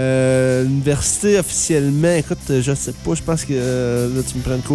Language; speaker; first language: French; native; French